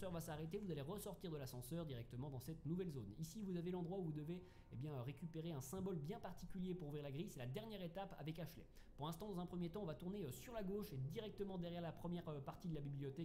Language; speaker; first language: French; native; French